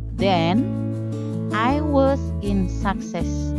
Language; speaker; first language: English; non-native, fluent; Indonesian